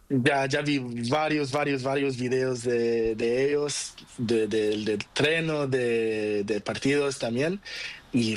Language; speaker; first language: Spanish; non-native, learner; Portuguese